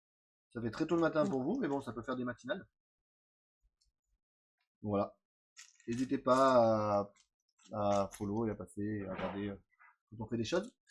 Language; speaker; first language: French; native; French